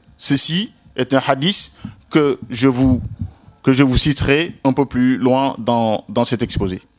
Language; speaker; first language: French; non-native, local second language; Wolof